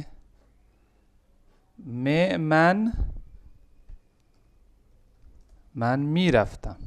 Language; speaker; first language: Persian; non-native, fluent; Urdu